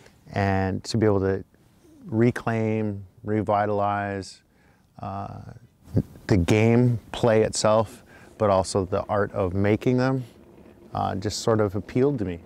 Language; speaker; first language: English; native; English